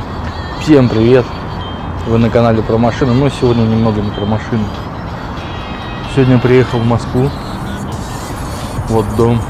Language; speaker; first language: Russian; native; Russian